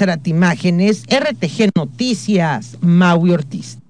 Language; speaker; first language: Spanish; native; Spanish